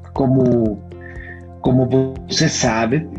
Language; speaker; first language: Portuguese; non-native, fluent; Spanish